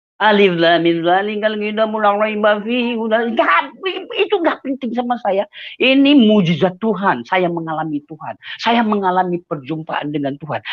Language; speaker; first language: Indonesian; non-native, local second language; Achinese